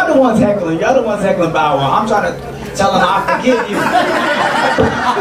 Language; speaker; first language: English; native; English